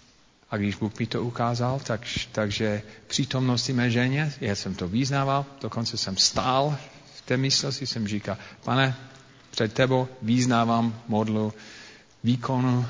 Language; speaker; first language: Czech; non-native, fluent; English